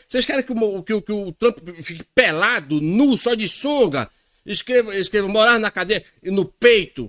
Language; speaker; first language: Portuguese; native; Portuguese